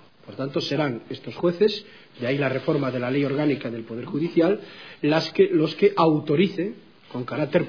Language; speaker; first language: Spanish; native; Spanish